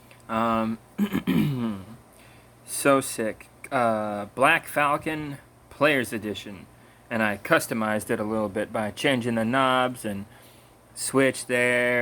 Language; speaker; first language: English; native; English